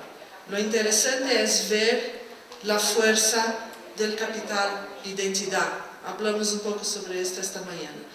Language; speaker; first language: Spanish; non-native, fluent; Portuguese